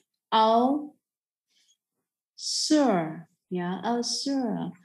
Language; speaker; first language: English; non-native, fluent; Vietnamese